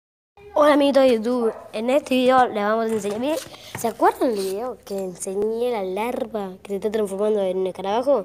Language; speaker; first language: Spanish; native; Spanish